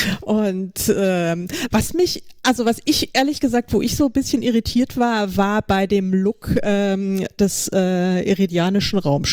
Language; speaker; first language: German; native; German